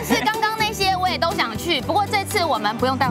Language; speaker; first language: Chinese; native; Chinese